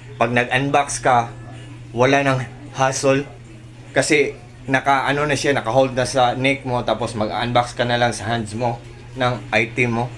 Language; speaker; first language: Filipino; non-native, local second language; Cebuano